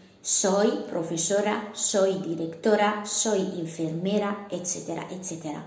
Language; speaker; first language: Spanish; non-native, fluent; Arabic